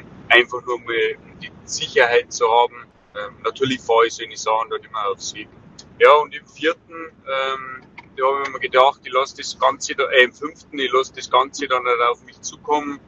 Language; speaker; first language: German; native; German